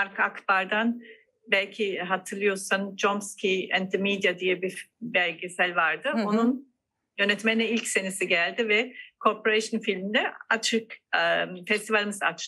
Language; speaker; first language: Turkish; non-native, fluent; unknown